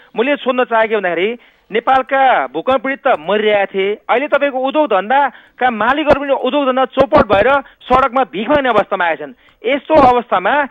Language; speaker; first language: Nepali; native; Nepali